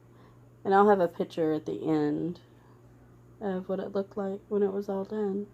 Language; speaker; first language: English; native; English